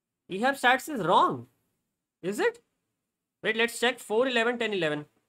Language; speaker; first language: English; non-native, local second language; Hindi